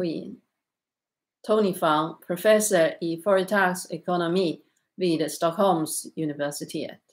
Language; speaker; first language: Swedish; non-native, learner; Chinese